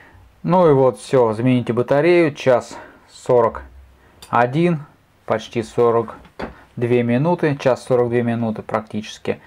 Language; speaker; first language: Russian; native; Russian